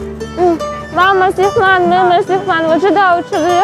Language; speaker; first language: Chinese; non-native, learner; Ukrainian